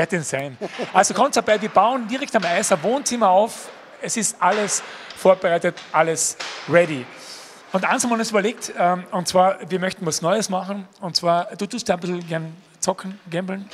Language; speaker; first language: German; native; German